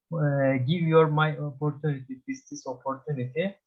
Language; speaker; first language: English; non-native, learner; Turkish